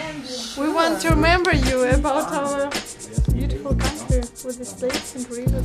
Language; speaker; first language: English; non-native, fluent; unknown